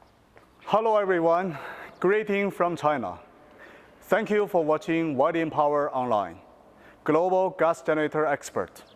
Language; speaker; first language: English; non-native, fluent; Chinese